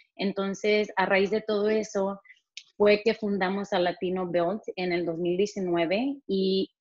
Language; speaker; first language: Spanish; early bilingual, heritage; Spanish